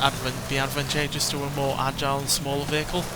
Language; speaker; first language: English; native; English